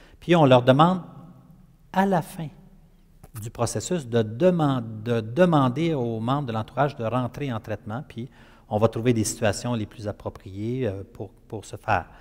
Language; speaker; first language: French; native; French